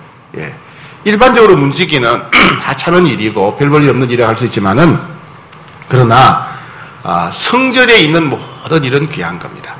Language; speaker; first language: Korean; native; Korean